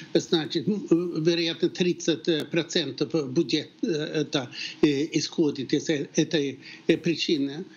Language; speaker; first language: Russian; non-native, fluent; Swedish